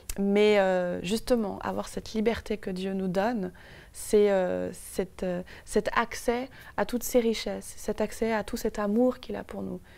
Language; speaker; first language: French; native; French